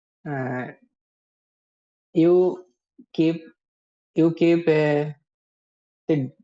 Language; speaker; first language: English; non-native, learner; Hindi